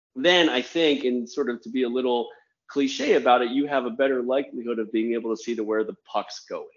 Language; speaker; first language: English; native; English